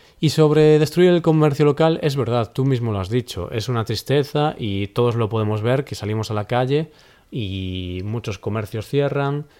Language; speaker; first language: Spanish; native; Spanish